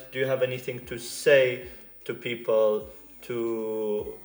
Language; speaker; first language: English; non-native, fluent; Arabic